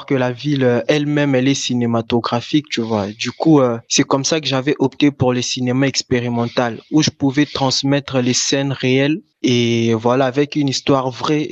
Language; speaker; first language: French; non-native, local second language; Lingala